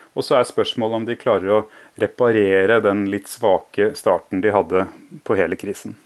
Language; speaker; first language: Norwegian; native; Norwegian